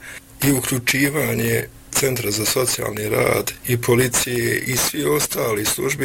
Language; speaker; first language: Bosnian; native; Bosnian